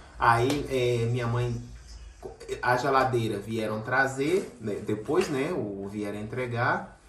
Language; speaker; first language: Portuguese; native; Portuguese